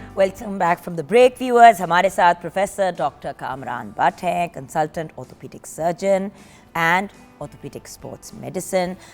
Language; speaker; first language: Urdu; native; Urdu